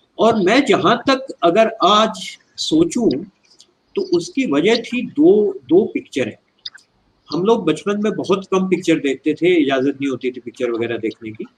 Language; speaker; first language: Hindi; native; Hindi